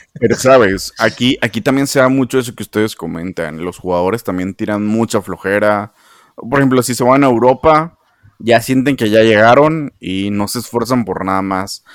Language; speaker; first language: Spanish; native; Spanish